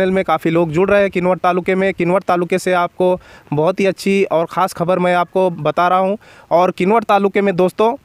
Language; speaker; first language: Hindi; non-native, local second language; Marathi